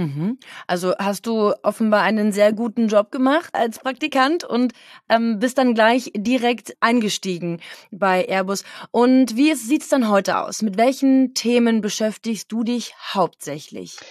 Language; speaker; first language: German; native; German